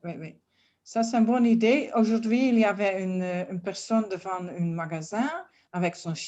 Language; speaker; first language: French; non-native, fluent; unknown